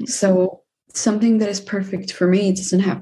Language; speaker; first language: English; non-native, fluent; Czech